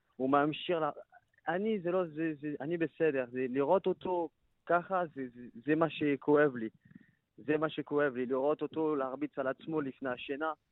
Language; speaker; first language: Hebrew; non-native, learner; French